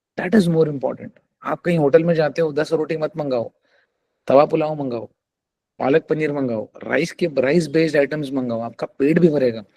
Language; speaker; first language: Hindi; non-native, local second language; Telugu